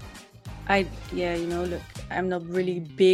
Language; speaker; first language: English; non-native, fluent; Dutch